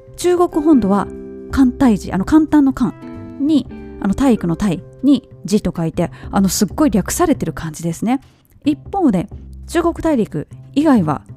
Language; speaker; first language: Japanese; native; Japanese